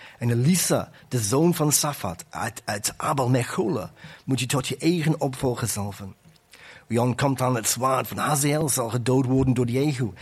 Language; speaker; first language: Dutch; non-native, fluent; English